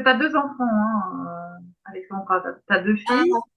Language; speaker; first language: French; native; French